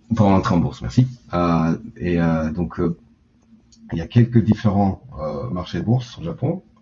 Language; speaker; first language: French; early bilingual, heritage; Japanese